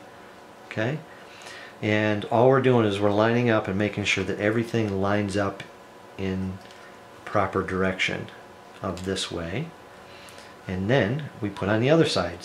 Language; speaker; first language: English; native; English